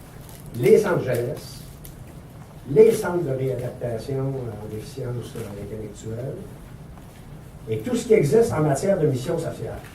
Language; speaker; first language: French; native; French